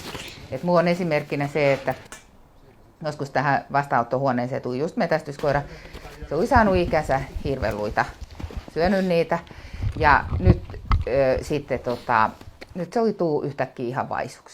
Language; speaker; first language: Finnish; native; Finnish